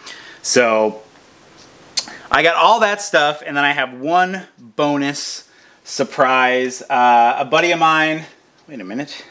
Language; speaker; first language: English; native; English